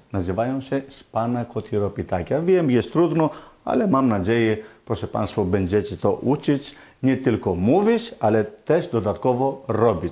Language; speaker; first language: Polish; non-native, learner; Greek